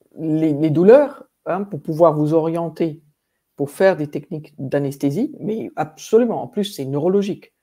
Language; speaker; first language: French; non-native, fluent; English